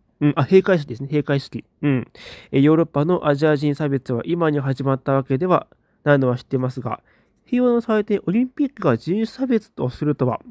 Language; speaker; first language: Japanese; native; Japanese